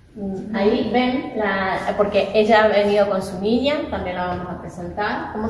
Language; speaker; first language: Spanish; native; Spanish